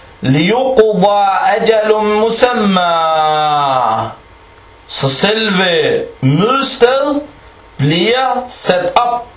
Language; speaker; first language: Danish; non-native, fluent; Arabic